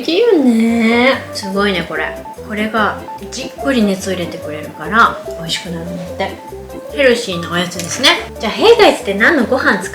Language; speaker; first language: Japanese; native; Japanese